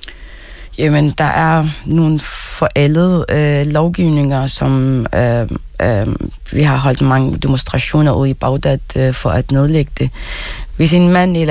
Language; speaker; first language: Danish; non-native, fluent; Arabic